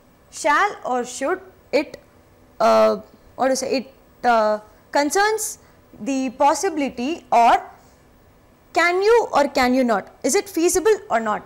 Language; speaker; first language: English; non-native, local second language; Tamil